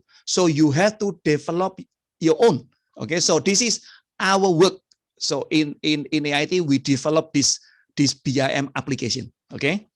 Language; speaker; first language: English; non-native, fluent; Indonesian